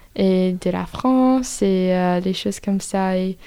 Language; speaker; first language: French; non-native, fluent; English